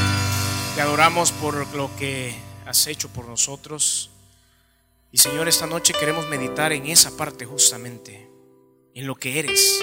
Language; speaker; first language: Spanish; native; Spanish